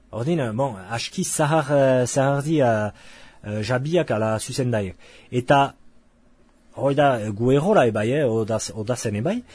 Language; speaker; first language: Basque; native; Basque